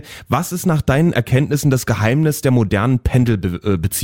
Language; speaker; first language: German; native; German